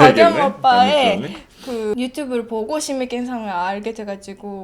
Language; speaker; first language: Korean; non-native, learner; Japanese